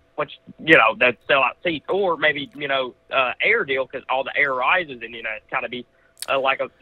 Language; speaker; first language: English; native; English